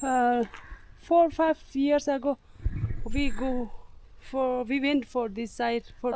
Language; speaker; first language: English; non-native, learner; Tibetan